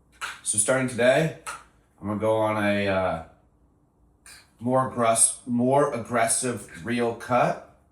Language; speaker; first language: English; native; English